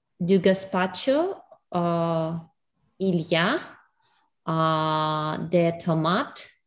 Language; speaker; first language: French; non-native, learner; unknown